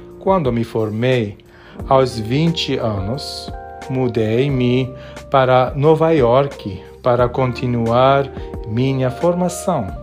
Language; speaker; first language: Portuguese; non-native, fluent; Armenian